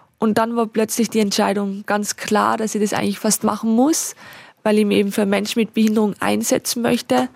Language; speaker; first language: German; native; German